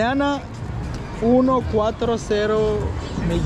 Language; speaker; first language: Spanish; non-native, learner; English